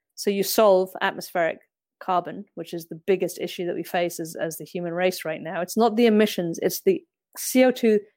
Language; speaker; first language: English; native; English